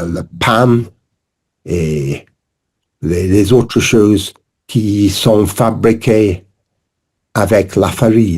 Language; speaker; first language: French; non-native, learner; English